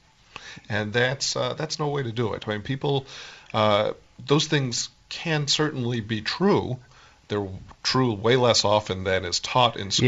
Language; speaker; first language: English; native; English